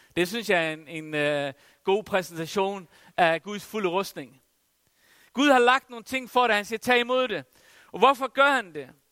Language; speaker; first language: Danish; non-native, local second language; Faroese